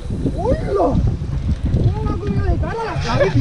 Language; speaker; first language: Spanish; native; Spanish